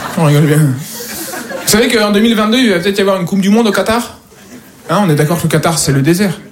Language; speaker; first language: French; native; French